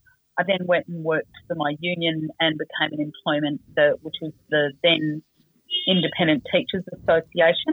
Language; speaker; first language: English; native; English